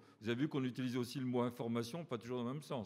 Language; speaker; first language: French; native; French